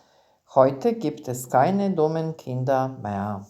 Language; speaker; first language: German; non-native, fluent; Serbian